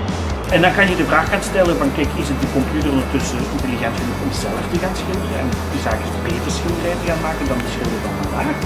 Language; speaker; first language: Dutch; native; Dutch